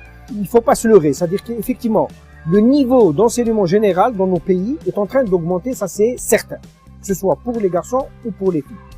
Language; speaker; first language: French; non-native, local second language; Arabic